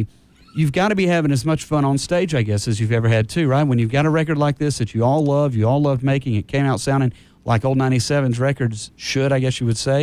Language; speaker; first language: English; native; English